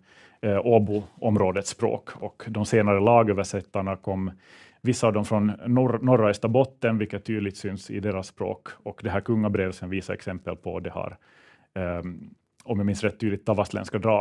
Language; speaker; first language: Swedish; native; Swedish